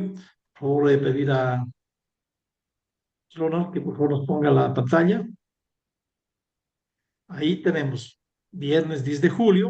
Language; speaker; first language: Spanish; native; Spanish